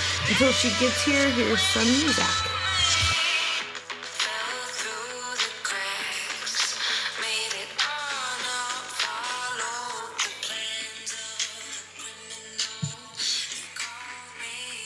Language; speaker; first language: English; native; English